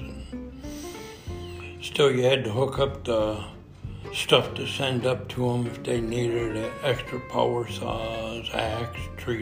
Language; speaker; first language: English; native; English